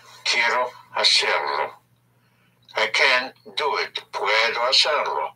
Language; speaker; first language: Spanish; non-native, fluent; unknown